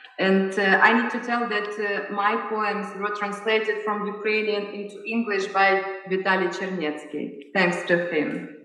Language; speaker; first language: English; non-native, fluent; Ukrainian